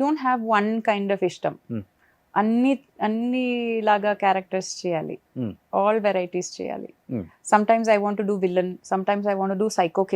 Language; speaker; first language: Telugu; non-native, learner; Malayalam